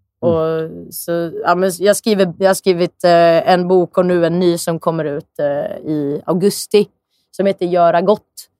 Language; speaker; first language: Swedish; native; Swedish